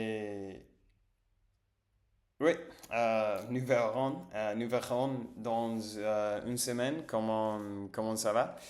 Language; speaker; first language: French; non-native, learner; English